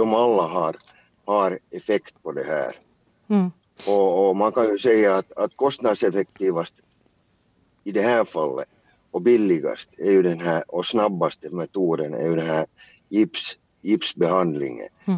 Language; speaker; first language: Swedish; native; Swedish